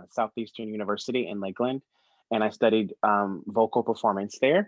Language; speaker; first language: English; native; English